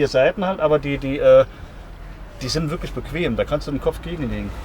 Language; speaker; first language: German; native; German